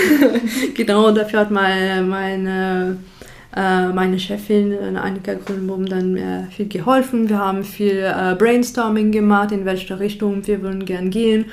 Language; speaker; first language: German; non-native, fluent; French